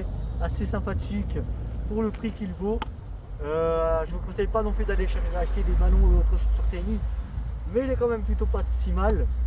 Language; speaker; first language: French; native; French